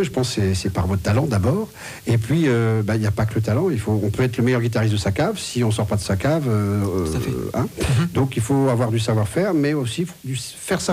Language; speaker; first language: French; native; French